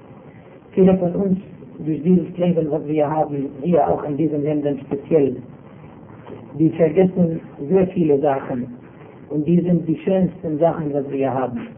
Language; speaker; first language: German; non-native, fluent; Arabic